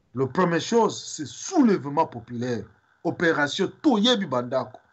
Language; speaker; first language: French; non-native, local second language; Swahili